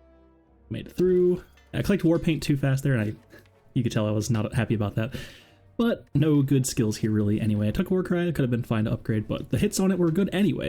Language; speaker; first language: English; native; English